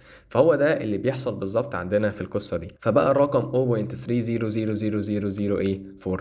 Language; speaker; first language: Arabic; native; Arabic